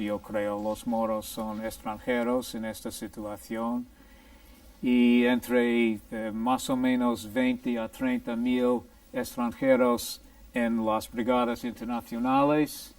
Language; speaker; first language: Spanish; non-native, fluent; English